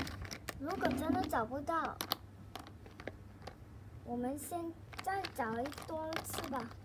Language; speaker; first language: Chinese; non-native, learner; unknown